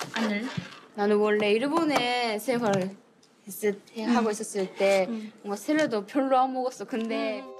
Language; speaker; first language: Korean; non-native, learner; Japanese